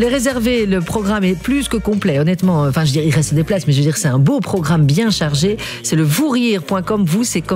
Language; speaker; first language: French; native; French